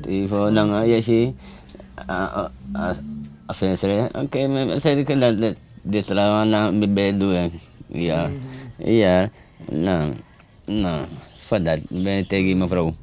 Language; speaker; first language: Dutch; non-native, local second language; Sranan Tongo